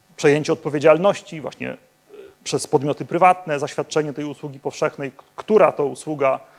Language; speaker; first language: Polish; native; Polish